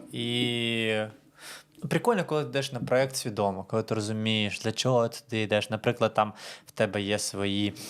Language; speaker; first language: Ukrainian; non-native, fluent; Romanian